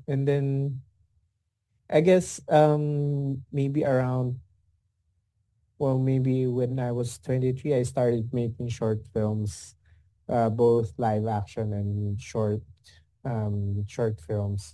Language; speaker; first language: English; non-native, local second language; Filipino